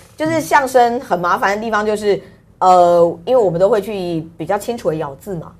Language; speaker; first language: Chinese; non-native, local second language; Hakka Chinese